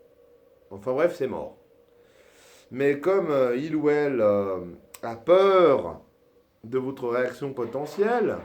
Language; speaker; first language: French; native; French